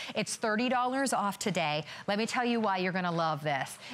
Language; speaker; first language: English; native; English